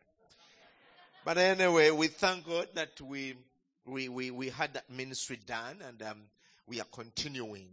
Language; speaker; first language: English; non-native, local second language; Ganda